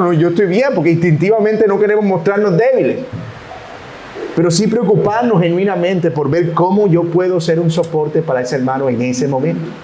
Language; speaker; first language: Spanish; native; Spanish